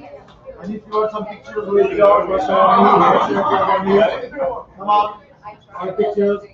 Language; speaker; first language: English; non-native, learner; French